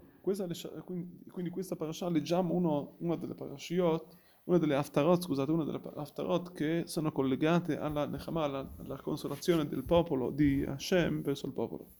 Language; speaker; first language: Italian; non-native, fluent; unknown